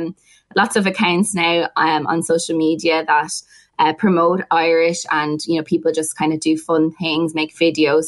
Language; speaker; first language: English; native; English